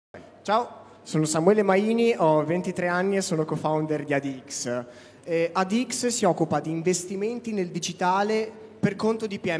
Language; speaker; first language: Italian; native; Italian